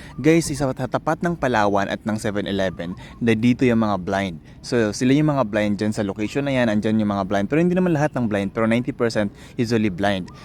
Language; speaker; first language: Filipino; non-native, local second language; Cebuano